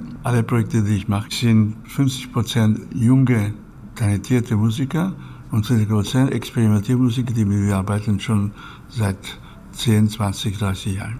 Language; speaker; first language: German; non-native, learner; Catalan